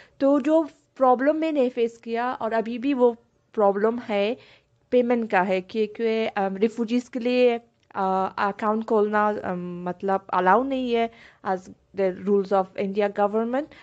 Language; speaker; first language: Hindi; non-native, fluent; Persian